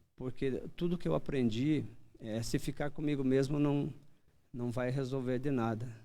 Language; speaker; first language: Portuguese; native; Portuguese